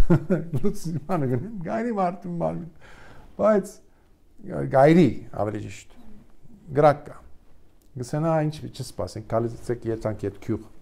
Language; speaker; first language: Armenian; early bilingual, heritage; Armenian